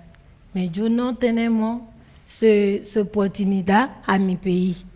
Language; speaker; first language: Spanish; non-native, learner; French